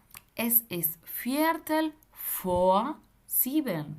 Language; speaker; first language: German; non-native, fluent; Spanish